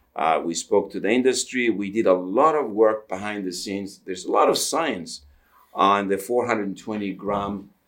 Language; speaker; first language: English; non-native, fluent; Greek